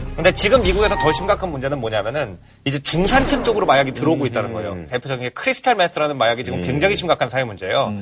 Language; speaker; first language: Korean; non-native, fluent; Spanish